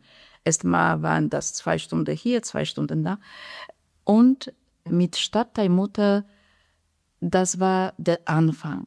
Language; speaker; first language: German; non-native, fluent; Polish